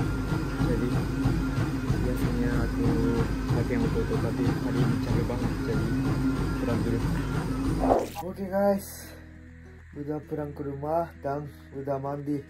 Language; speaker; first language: Indonesian; non-native, fluent; Japanese